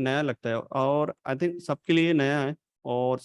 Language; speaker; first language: Hindi; native; Hindi